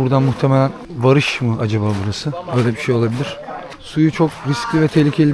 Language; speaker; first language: Turkish; native; Turkish